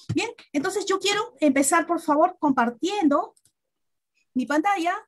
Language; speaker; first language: Spanish; native; Spanish